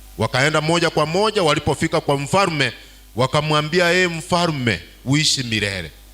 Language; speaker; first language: Swahili; non-native, local second language; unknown